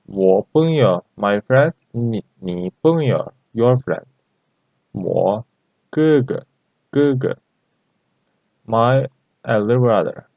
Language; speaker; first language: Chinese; non-native, fluent; Turkish